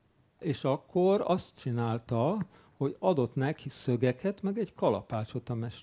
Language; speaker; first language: Hungarian; native; Hungarian